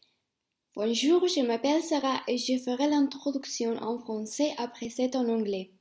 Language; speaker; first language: French; non-native, fluent; Spanish